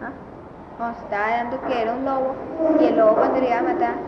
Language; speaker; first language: Spanish; native; Spanish